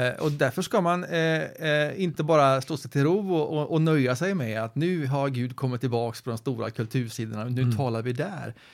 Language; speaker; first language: Swedish; non-native, fluent; English